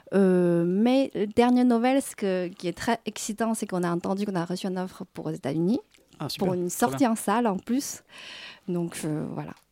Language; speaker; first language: French; non-native, fluent; Chinese